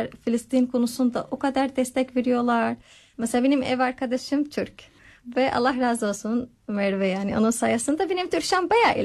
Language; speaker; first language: Turkish; non-native, fluent; Arabic